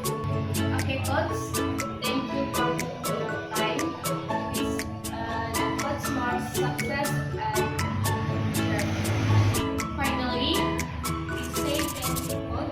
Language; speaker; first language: English; non-native, learner; Indonesian